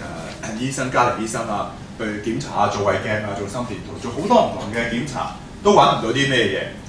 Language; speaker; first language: Cantonese; native; Cantonese